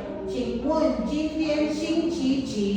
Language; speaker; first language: Chinese; non-native, fluent; Filipino